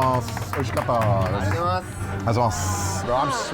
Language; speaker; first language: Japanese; non-native, learner; English